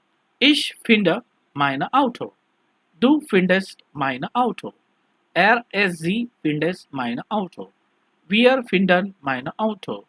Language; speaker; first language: German; non-native, learner; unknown